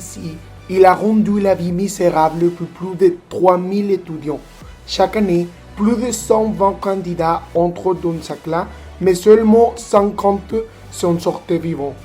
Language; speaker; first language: French; non-native, learner; Spanish